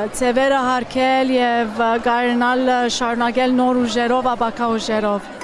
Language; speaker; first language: Armenian; early bilingual, heritage; Armenian